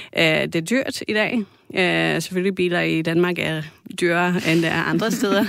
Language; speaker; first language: Danish; non-native, fluent; Croatian